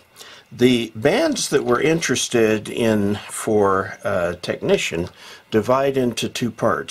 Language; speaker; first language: English; native; English